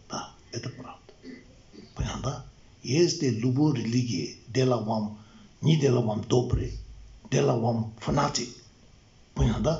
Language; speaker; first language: Russian; non-native, learner; Tibetan